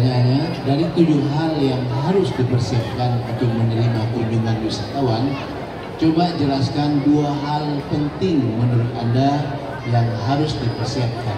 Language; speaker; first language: Indonesian; non-native, local second language; Minangkabau